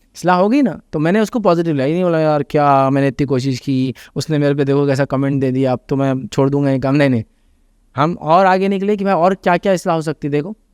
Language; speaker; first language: Urdu; native; Urdu